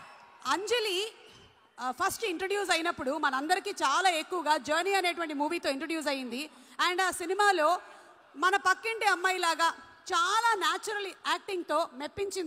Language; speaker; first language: Telugu; native; Telugu